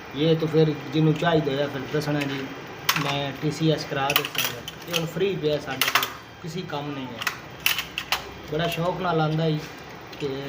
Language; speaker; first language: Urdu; non-native, local second language; Punjabi